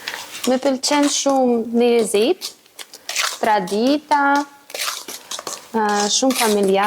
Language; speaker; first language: Albanian; non-native, learner; Ukrainian